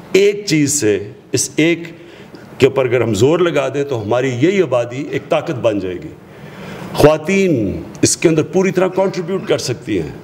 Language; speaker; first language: Urdu; native; Urdu